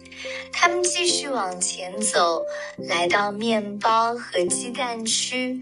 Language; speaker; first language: Chinese; native; Chinese